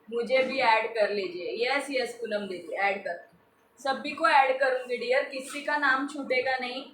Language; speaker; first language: Hindi; non-native, local second language; Marathi